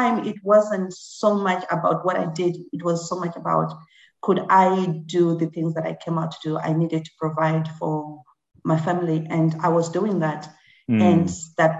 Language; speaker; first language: English; non-native, local second language; Shona